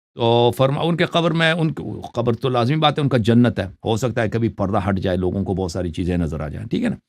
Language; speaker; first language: Urdu; non-native, fluent; Persian